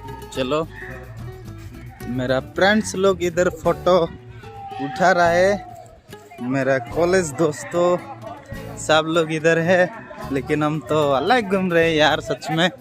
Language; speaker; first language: Hindi; non-native, local second language; Odia